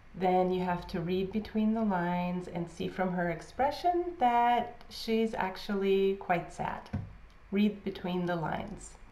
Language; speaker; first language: English; native; English